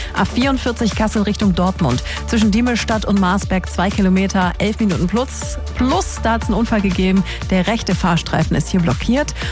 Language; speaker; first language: German; native; German